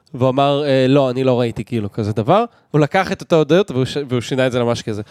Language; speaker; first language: Hebrew; native; Hebrew